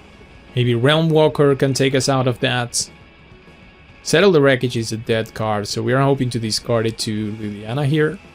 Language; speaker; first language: English; non-native, fluent; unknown